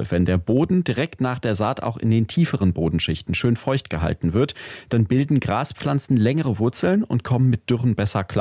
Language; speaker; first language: German; native; German